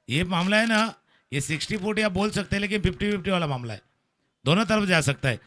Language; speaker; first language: Hindi; non-native, local second language; Marathi